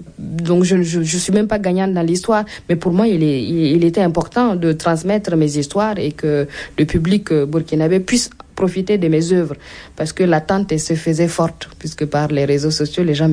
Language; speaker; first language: French; non-native, local second language; Mossi